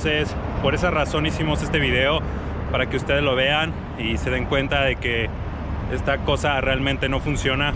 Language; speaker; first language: Spanish; native; Spanish